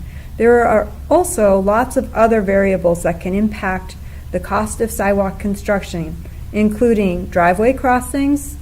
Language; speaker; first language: English; native; English